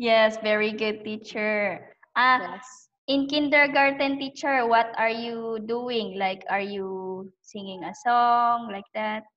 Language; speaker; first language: English; non-native, learner; Thai